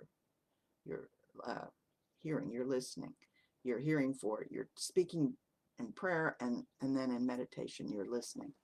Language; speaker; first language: English; native; English